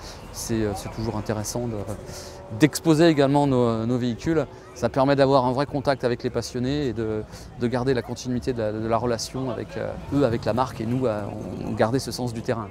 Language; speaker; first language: French; native; French